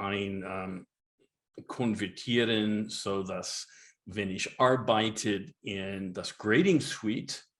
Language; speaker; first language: German; non-native, learner; English